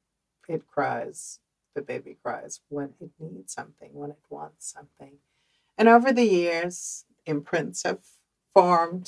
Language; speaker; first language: English; early bilingual, other home language; Dutch